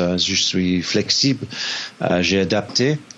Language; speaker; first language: French; non-native, fluent; English